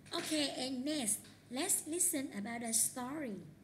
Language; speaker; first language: English; non-native, learner; Vietnamese